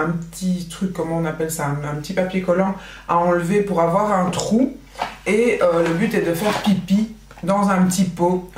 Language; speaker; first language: French; native; French